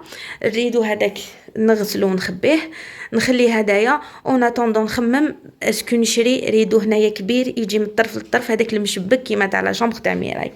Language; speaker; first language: Arabic; native; Arabic